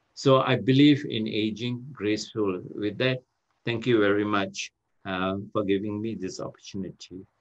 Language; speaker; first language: English; non-native, local second language; Tamil